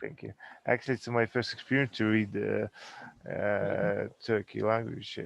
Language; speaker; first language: English; non-native, learner; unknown